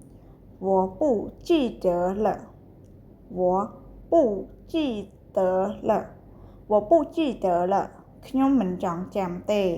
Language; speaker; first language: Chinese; non-native, fluent; Khmer